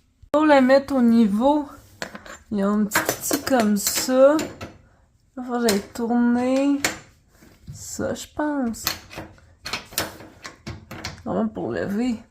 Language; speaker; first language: French; native; French